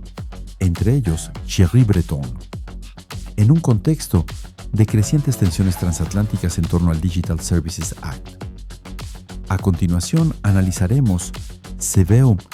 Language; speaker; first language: Spanish; non-native, fluent; French